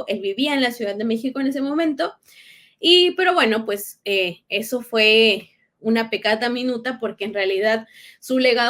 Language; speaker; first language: Spanish; native; Spanish